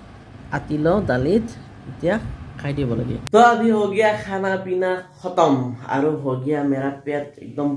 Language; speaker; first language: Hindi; non-native, local second language; Assamese